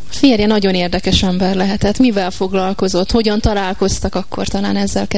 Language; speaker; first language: Hungarian; native; Hungarian